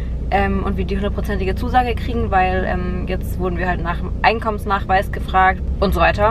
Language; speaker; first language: German; native; German